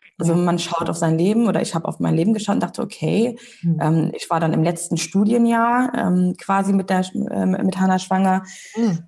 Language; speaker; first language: German; early bilingual, other home language; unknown